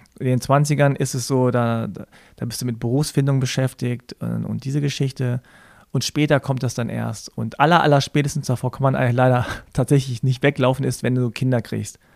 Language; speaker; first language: German; native; German